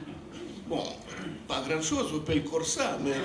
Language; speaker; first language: French; non-native, fluent; Russian